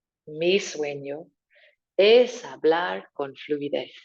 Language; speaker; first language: Spanish; non-native, fluent; English